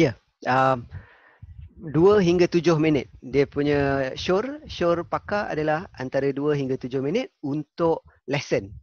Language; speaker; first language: Malay; native; Malay